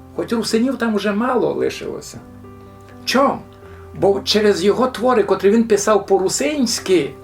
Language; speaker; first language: Ukrainian; native; Ukrainian